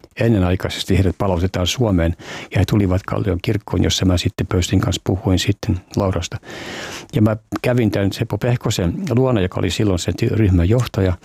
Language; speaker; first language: Finnish; early bilingual, heritage; Finnish